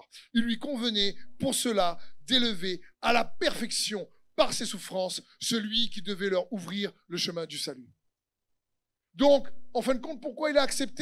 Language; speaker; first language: French; native; French